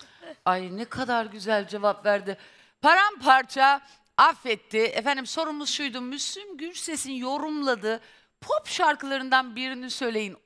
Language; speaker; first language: Turkish; native; Turkish